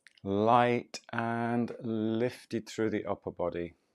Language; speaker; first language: English; native; English